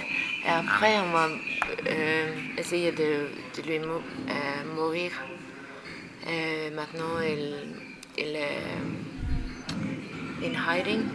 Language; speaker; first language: French; non-native, learner; Norwegian